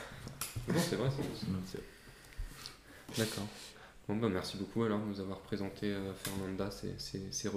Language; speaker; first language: French; native; French